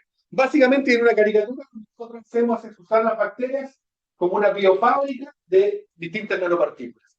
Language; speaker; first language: Spanish; native; Spanish